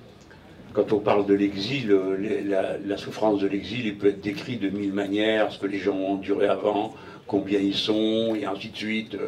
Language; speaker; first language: French; native; French